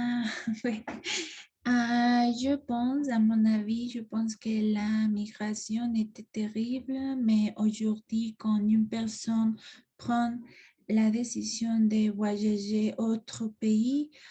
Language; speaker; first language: French; non-native, learner; Spanish